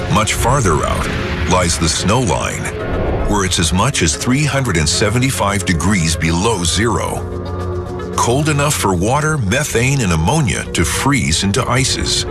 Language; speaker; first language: English; native; English